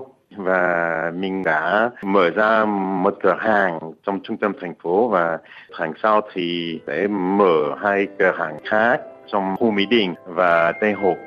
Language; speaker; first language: Vietnamese; non-native, fluent; French